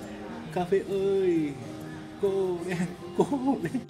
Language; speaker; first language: Vietnamese; non-native, learner; Japanese